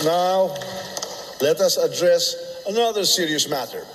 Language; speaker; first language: English; non-native, local second language; Filipino